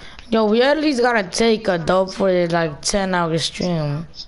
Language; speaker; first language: English; early bilingual, other home language; Spanish